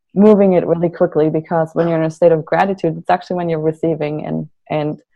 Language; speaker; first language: English; non-native, fluent; German